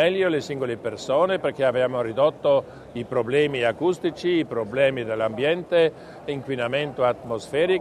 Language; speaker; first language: Italian; non-native, local second language; German